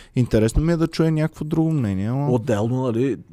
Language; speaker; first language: Bulgarian; native; Bulgarian